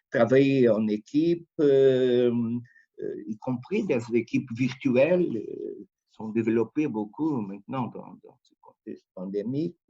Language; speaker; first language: French; non-native, fluent; Portuguese